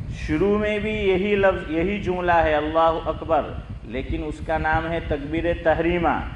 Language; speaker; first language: Urdu; non-native, local second language; Gujarati